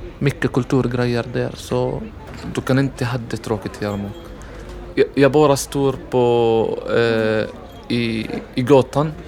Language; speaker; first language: Swedish; non-native, learner; Arabic